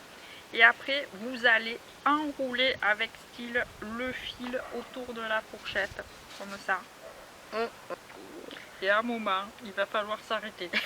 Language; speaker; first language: French; native; French